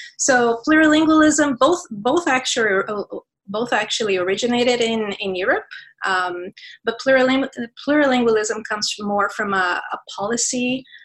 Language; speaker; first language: English; non-native, fluent; Portuguese